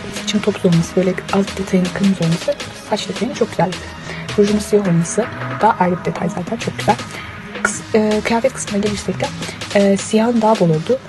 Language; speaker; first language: Turkish; native; Turkish